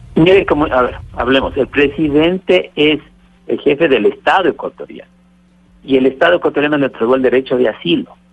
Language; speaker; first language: Spanish; native; Spanish